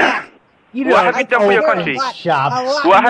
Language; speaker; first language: English; non-native, local second language; Bangla